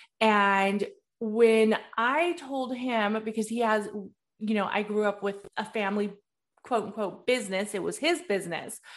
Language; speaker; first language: English; early bilingual, other home language; Spanish